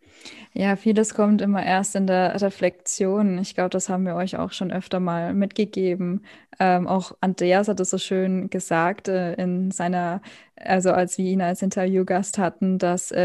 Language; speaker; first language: German; native; German